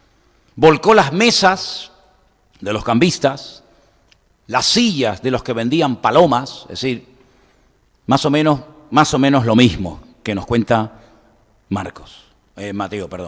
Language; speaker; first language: Spanish; native; Spanish